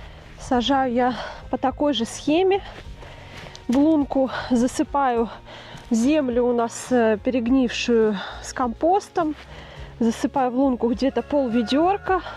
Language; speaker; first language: Russian; native; Russian